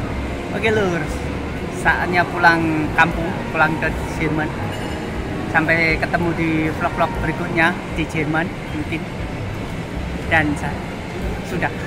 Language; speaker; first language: Indonesian; native; Indonesian